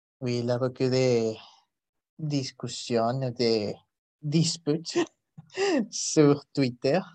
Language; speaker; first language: French; non-native, learner; Spanish